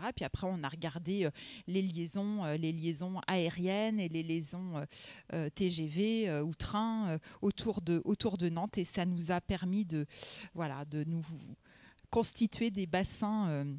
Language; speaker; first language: French; native; French